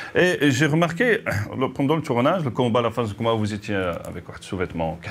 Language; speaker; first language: French; non-native, local second language; Arabic